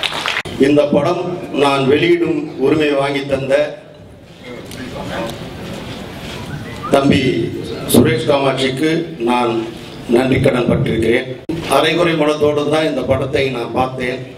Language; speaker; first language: Tamil; native; Tamil